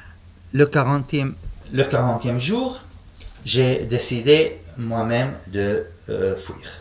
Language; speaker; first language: French; non-native, fluent; Arabic